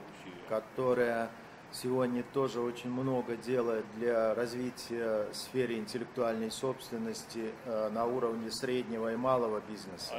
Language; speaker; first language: Russian; native; Russian